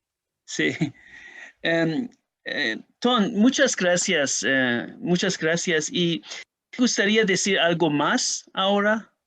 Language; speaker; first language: Spanish; non-native, learner; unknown